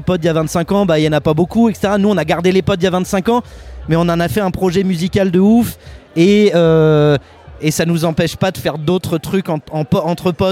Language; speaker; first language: French; native; French